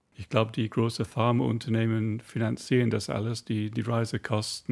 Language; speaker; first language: German; non-native, fluent; English